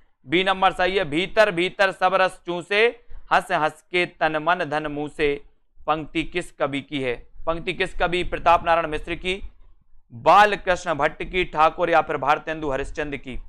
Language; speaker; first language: Hindi; native; Hindi